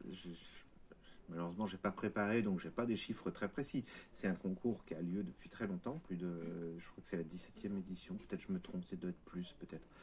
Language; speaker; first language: French; native; French